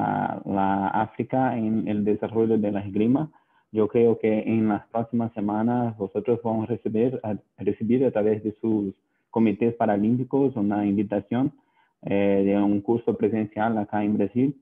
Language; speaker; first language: Spanish; non-native, learner; Portuguese